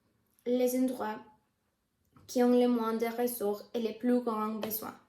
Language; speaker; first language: French; non-native, learner; Spanish